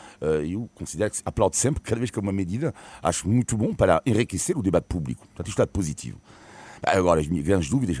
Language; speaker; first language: Portuguese; non-native, fluent; French